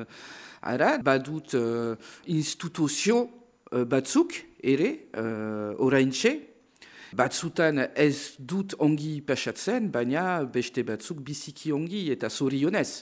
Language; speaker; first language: Basque; non-native, local second language; French